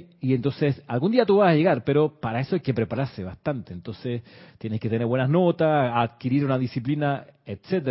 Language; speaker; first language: Spanish; native; Spanish